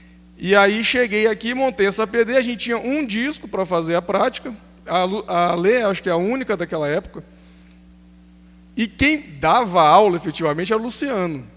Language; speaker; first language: Portuguese; native; Portuguese